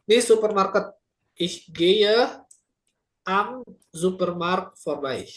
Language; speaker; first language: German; non-native, fluent; Indonesian